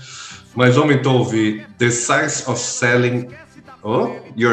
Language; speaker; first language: Portuguese; native; Portuguese